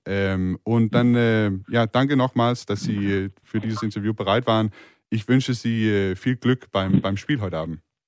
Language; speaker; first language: German; non-native, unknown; Danish